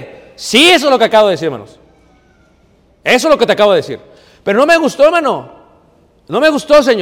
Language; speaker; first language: Spanish; native; Spanish